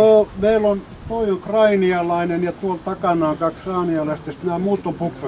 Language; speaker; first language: Finnish; native; Finnish